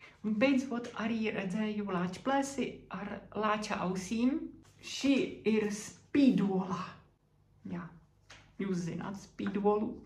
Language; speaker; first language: Latvian; non-native, fluent; Czech